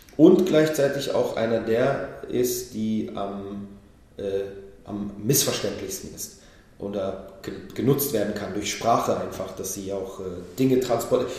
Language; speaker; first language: German; early bilingual, other home language; Hebrew